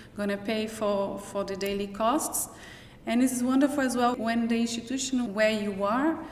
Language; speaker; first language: English; non-native, fluent; Portuguese